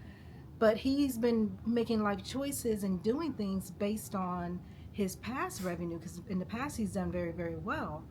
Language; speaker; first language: English; native; English